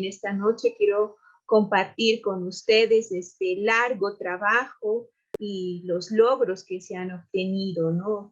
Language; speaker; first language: Spanish; native; Spanish